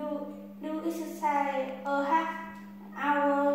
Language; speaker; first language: English; non-native, learner; Vietnamese